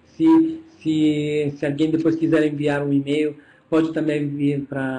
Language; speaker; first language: Portuguese; non-native, fluent; Italian